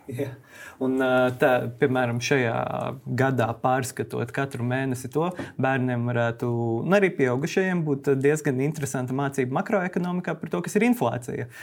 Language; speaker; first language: Latvian; native; Latvian